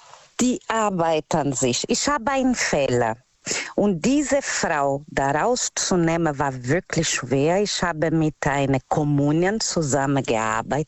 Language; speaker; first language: German; non-native, learner; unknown